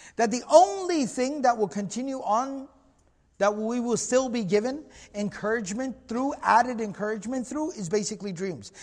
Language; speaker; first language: English; native; English